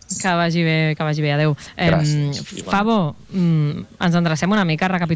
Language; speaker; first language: Catalan; native; Catalan